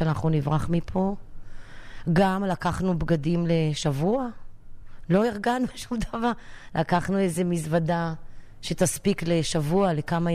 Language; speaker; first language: Hebrew; native; Hebrew